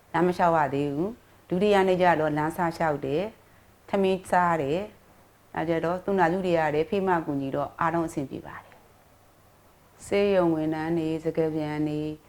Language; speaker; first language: Burmese; native; Burmese